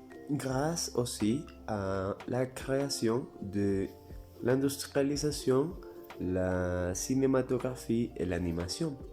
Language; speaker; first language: French; non-native, learner; Spanish